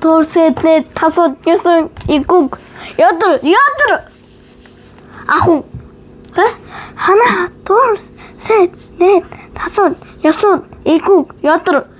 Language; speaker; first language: Korean; non-native, learner; Mongolian